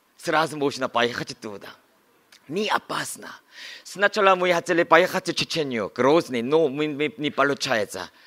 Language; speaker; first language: Russian; non-native, learner; Korean